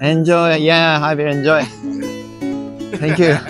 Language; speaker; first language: English; non-native, learner; Japanese